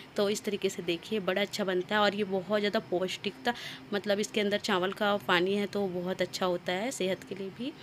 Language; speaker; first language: Hindi; native; Hindi